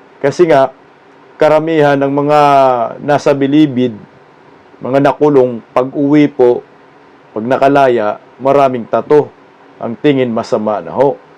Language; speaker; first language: Filipino; non-native, local second language; Cebuano